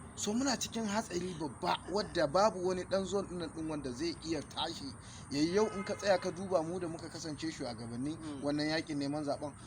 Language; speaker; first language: Hausa; native; Hausa